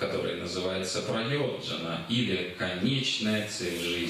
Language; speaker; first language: Russian; native; Russian